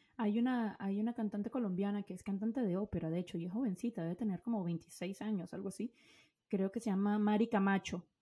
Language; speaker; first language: Spanish; native; Spanish